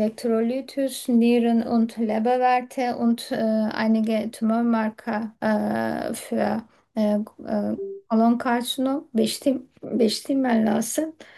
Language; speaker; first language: German; non-native, learner; Turkish